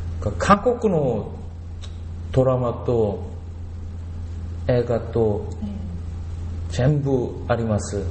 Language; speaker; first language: Japanese; non-native, learner; Korean